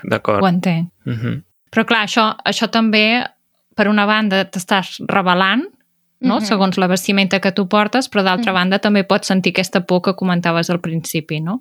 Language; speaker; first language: Catalan; native; Catalan